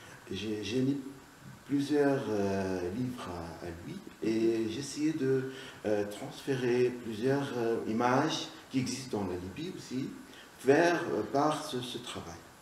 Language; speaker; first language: French; non-native, local second language; Arabic